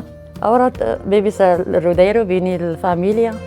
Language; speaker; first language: Spanish; non-native, learner; Arabic